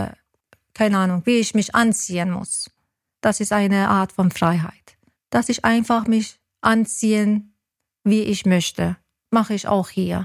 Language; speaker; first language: German; non-native, learner; Persian